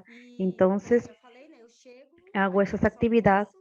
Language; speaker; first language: Spanish; non-native, learner; Portuguese